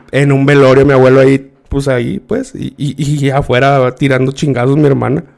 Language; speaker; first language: Spanish; native; Spanish